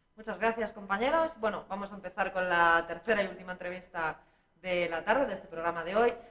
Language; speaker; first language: Spanish; native; Spanish